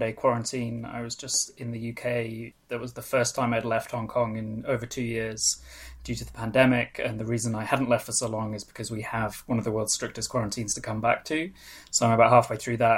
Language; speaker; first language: English; non-native, local second language; Welsh